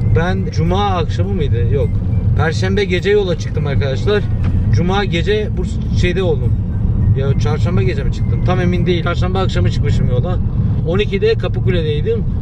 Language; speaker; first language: Turkish; early bilingual, other home language; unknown